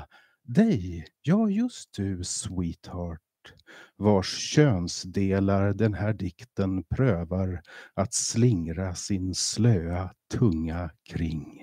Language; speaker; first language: Swedish; native; Swedish